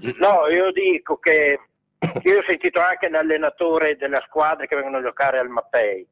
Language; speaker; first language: Italian; native; Italian